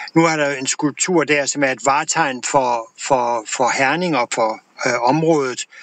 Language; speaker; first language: Danish; native; Danish